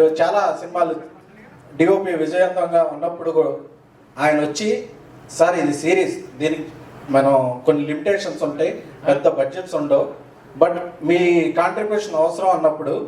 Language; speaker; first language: Telugu; native; Telugu